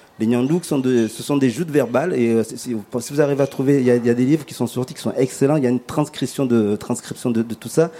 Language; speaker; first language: French; early bilingual, other home language; Ngazidja Comorian